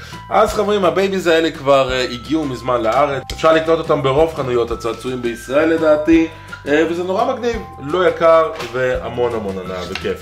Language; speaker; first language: Hebrew; native; Hebrew